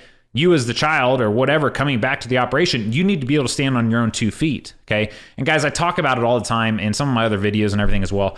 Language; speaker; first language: English; native; English